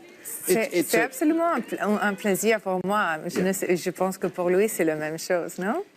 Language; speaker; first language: French; non-native, learner; English